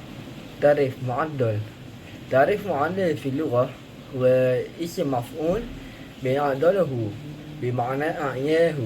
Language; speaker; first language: Arabic; non-native, learner; Malay